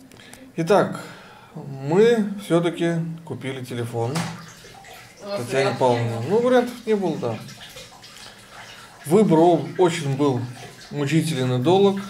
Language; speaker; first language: Russian; native; Russian